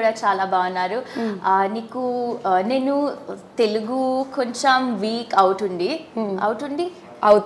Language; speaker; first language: Telugu; non-native, learner; Hindi